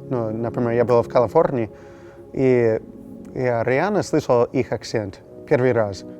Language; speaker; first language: Russian; non-native, fluent; English